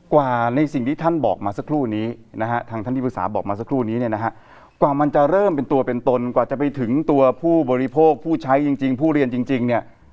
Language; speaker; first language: Thai; native; Thai